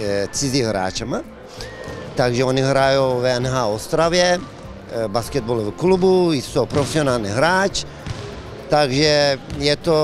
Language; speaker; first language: Czech; non-native, learner; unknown